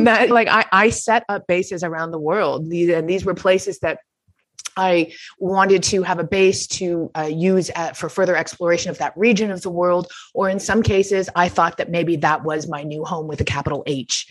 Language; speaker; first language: English; native; English